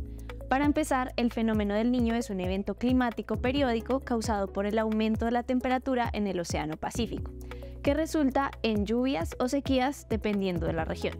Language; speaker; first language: Spanish; native; Spanish